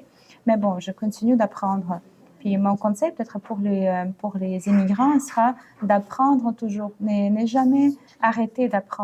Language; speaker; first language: French; non-native, fluent; Ukrainian